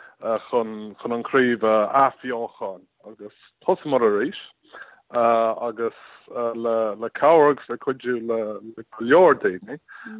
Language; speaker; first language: Irish; non-native, learner; English